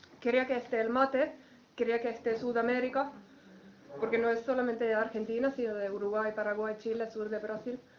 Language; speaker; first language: Spanish; non-native, fluent; Finnish